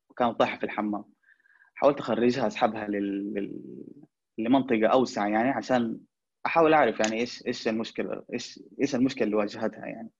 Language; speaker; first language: Arabic; native; Arabic